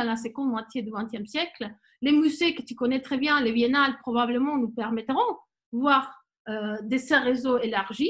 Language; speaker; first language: French; non-native, fluent; Spanish